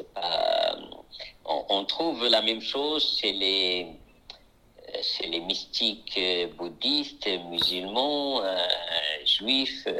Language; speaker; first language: French; non-native, local second language; Arabic